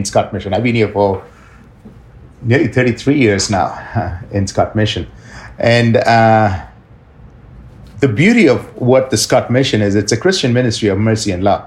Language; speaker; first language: English; non-native, local second language; Tamil